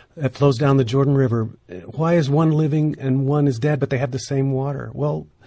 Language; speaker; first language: English; native; English